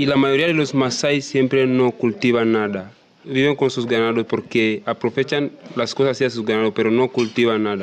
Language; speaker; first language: Spanish; non-native, learner; Masai